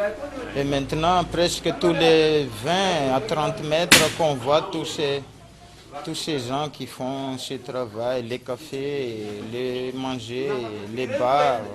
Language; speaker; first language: French; non-native, local second language; Malagasy